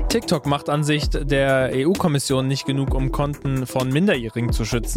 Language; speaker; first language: German; native; German